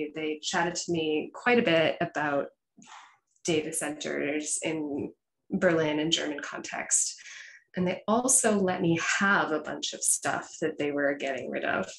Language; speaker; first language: English; native; English